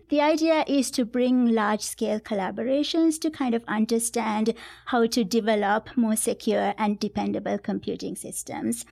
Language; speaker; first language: English; non-native, local second language; Sinhala